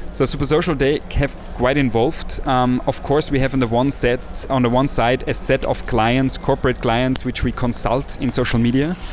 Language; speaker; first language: English; non-native, fluent; German